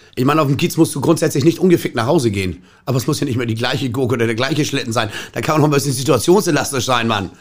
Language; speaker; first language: German; native; German